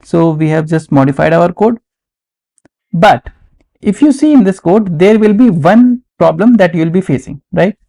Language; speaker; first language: English; non-native, local second language; Hindi